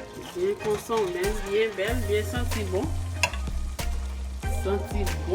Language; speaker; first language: French; non-native, learner; Haitian Creole